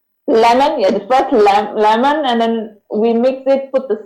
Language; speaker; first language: English; non-native, learner; Indonesian